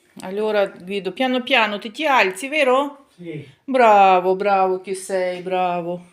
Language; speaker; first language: Italian; non-native, learner; Ukrainian